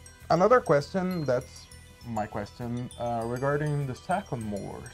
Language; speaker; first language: English; non-native, fluent; Portuguese